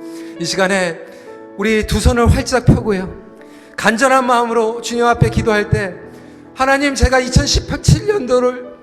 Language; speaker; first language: Korean; native; Korean